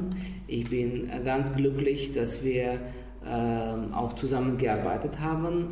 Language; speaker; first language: German; non-native, fluent; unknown